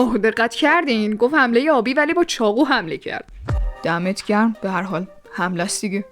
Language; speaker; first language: Persian; native; Persian